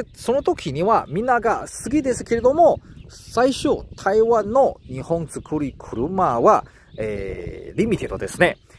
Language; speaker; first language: Japanese; non-native, learner; Chinese